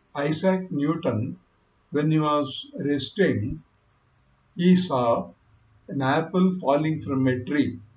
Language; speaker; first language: English; non-native, local second language; Kannada